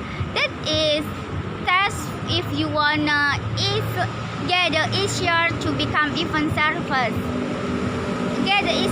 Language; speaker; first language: English; non-native, learner; Indonesian